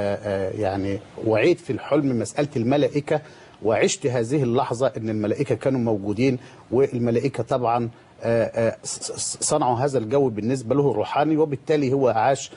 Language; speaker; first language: Arabic; native; Arabic